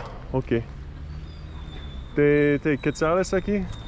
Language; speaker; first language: Spanish; non-native, learner; English